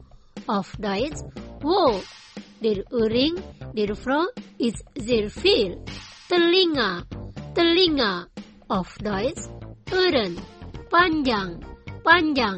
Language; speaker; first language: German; non-native, fluent; Indonesian